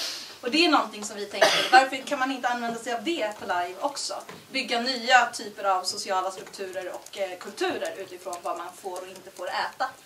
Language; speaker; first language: Swedish; native; Swedish